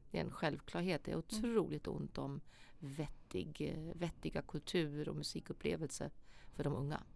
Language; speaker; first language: Swedish; non-native, fluent; German